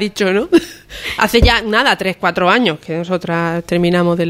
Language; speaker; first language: Spanish; native; Spanish